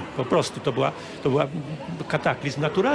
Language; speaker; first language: Polish; native; Polish